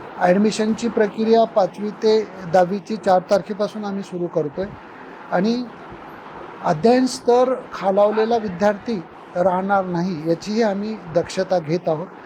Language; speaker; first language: Marathi; native; Marathi